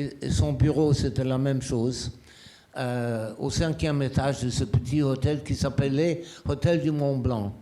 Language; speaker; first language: French; non-native, fluent; German